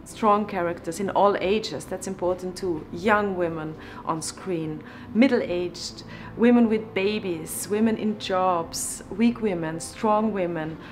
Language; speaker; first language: English; non-native, fluent; German